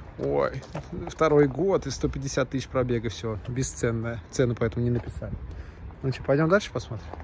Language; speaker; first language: Russian; native; Russian